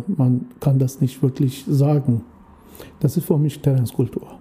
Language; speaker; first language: German; non-native, learner; Persian